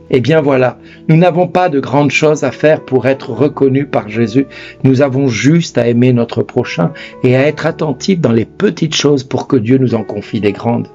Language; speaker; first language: French; native; French